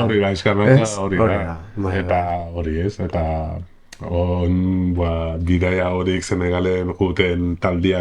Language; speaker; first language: Basque; non-native, learner; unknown